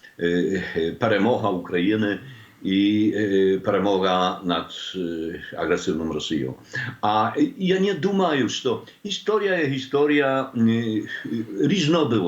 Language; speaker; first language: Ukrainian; non-native, learner; Polish